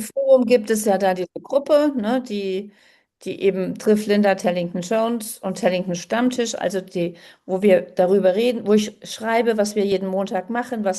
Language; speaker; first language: German; native; German